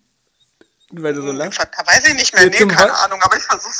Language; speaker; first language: German; native; German